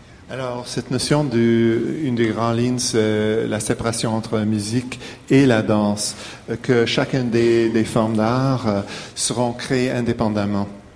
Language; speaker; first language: French; native; French